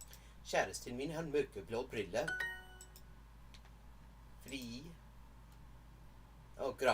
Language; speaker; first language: Norwegian; non-native, fluent; English